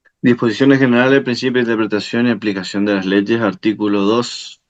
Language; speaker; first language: Spanish; native; Spanish